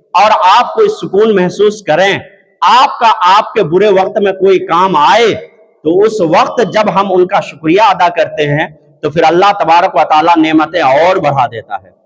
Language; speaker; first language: Urdu; native; Urdu